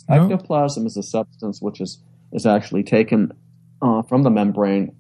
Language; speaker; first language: English; native; English